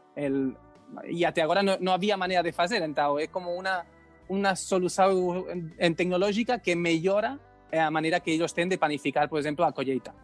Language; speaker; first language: Portuguese; non-native, learner; Catalan